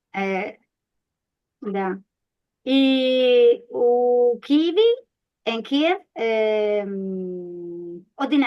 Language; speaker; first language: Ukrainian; non-native, learner; Spanish